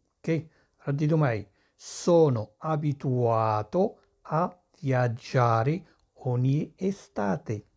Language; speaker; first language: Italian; non-native, fluent; Arabic